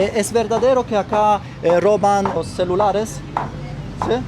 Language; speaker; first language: Spanish; non-native, learner; German